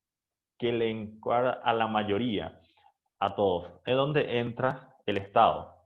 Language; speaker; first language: Spanish; native; Spanish